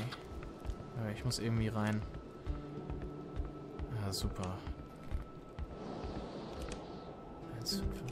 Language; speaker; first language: German; native; German